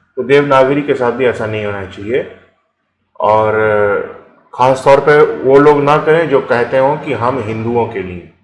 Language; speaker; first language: Hindi; native; Hindi